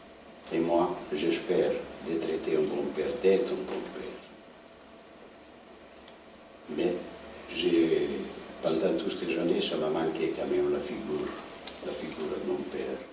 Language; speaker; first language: French; non-native, learner; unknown